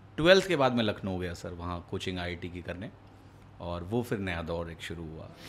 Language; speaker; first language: Hindi; native; Hindi